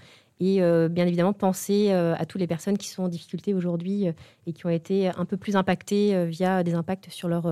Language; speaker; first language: French; native; French